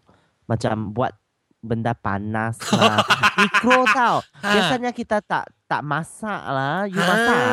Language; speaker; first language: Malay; non-native, local second language; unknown